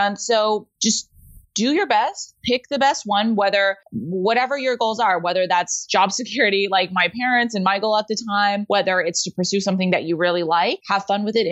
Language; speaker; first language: English; native; English